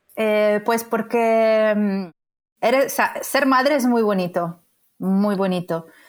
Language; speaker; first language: Spanish; non-native, fluent; Italian